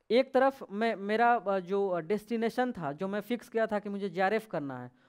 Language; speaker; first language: Hindi; native; Hindi